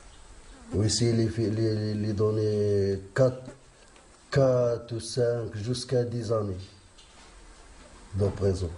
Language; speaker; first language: French; non-native, learner; Arabic